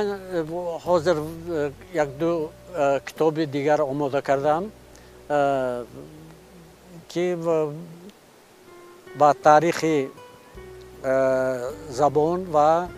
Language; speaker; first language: Persian; non-native, local second language; Shughni